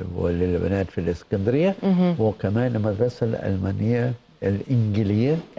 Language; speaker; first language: Arabic; non-native, fluent; German